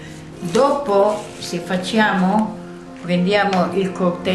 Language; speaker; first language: Italian; non-native, learner; Arabic